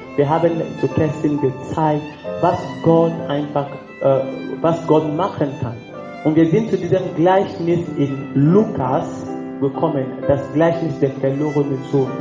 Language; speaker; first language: German; non-native, fluent; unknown